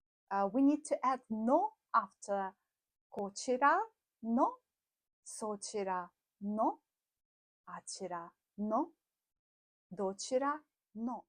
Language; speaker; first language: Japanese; non-native, fluent; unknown